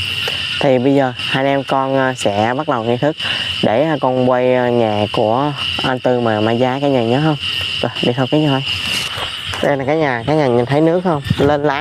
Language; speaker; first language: Vietnamese; native; Vietnamese